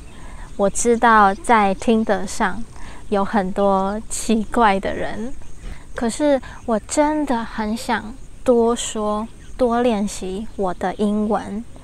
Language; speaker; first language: Chinese; non-native, learner; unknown